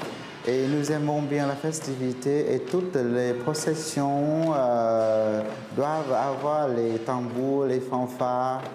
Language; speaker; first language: French; non-native, fluent; Vietnamese